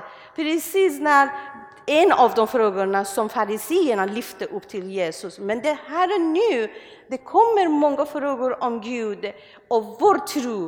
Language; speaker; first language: Swedish; non-native, learner; Persian